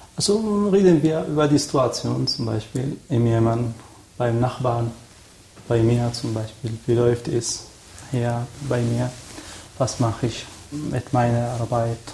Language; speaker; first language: German; non-native, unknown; Arabic